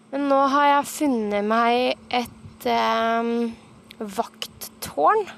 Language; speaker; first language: Norwegian; native; Norwegian